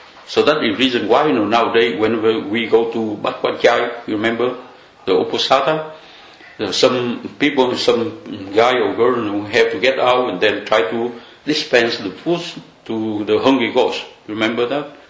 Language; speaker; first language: English; non-native, fluent; Vietnamese